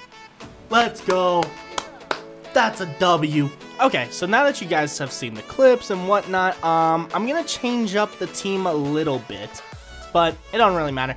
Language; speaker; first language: English; native; English